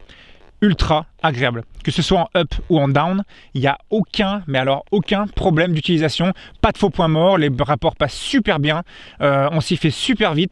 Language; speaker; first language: French; native; French